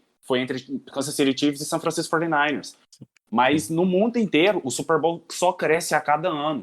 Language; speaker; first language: Portuguese; native; Portuguese